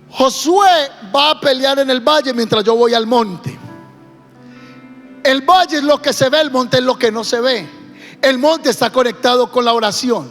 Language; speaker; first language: Spanish; native; Spanish